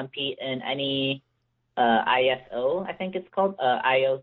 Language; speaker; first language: English; native; English